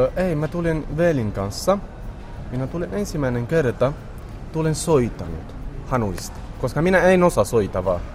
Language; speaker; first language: Finnish; non-native, learner; Romany